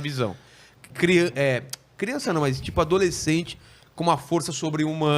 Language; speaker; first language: Portuguese; native; Portuguese